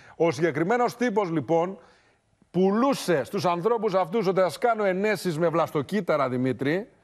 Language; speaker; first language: Greek; native; Greek